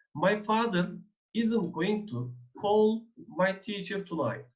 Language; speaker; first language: English; non-native, fluent; Turkish